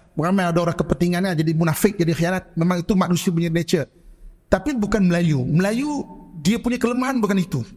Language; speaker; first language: Malay; native; Malay